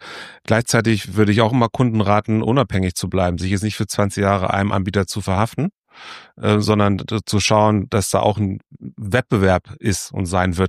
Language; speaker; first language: German; native; German